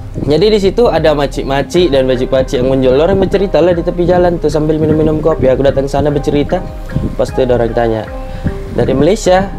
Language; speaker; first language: Malay; native; Malay